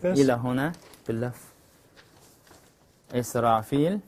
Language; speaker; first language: Arabic; non-native, learner; Chinese